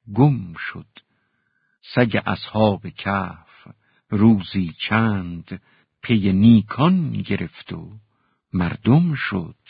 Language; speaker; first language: Persian; native; Persian